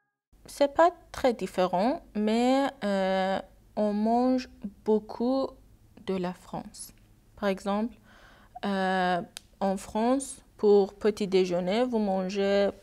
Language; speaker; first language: French; non-native, learner; Persian